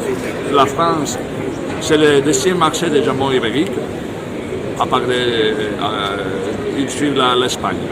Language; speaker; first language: French; non-native, fluent; Spanish